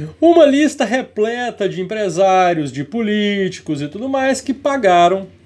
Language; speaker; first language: Portuguese; native; Portuguese